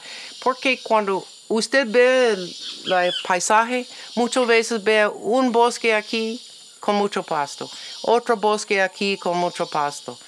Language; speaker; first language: Spanish; non-native, learner; English